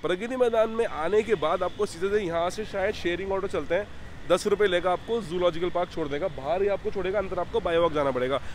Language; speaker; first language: Hindi; native; Hindi